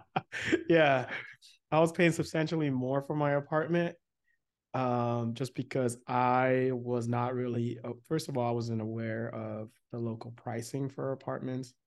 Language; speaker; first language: English; early bilingual, other home language; Yoruba